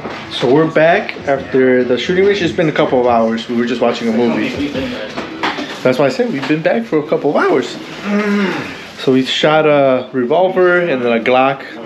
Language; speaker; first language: English; early bilingual, other home language; Spanish